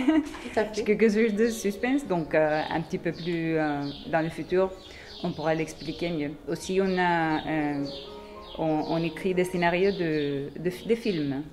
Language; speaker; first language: French; non-native, fluent; Spanish